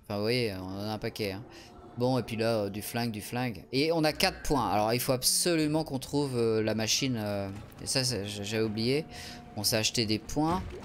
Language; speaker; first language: French; native; French